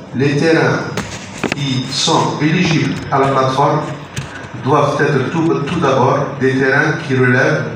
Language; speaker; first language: French; non-native, local second language; Arabic